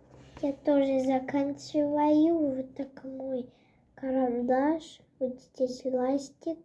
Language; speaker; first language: Russian; early bilingual, heritage; Russian